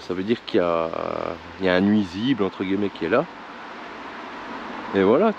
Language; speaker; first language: French; native; French